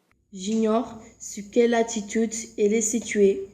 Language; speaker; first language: French; non-native, learner; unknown